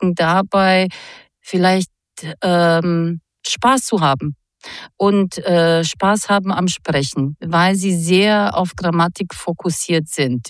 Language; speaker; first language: German; non-native, fluent; Croatian